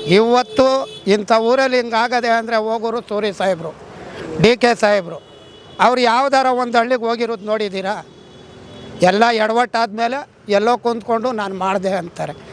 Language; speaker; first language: Kannada; non-native, local second language; Lambadi